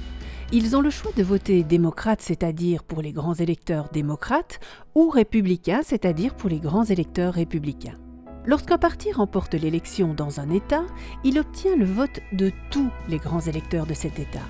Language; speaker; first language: French; native; French